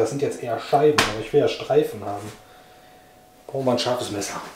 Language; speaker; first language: German; native; German